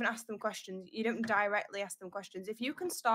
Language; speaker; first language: English; native; English